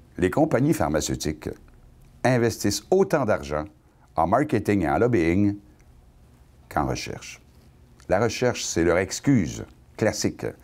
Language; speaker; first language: French; native; French